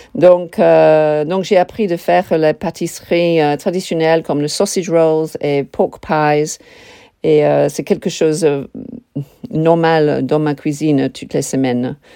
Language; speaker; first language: French; non-native, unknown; English